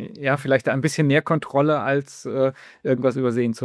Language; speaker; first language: German; native; German